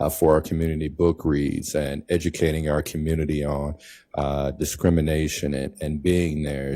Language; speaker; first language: English; native; English